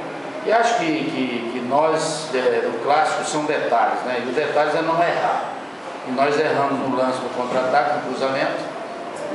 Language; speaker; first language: Portuguese; native; Portuguese